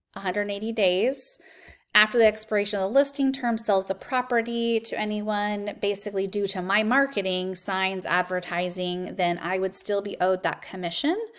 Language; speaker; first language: English; native; English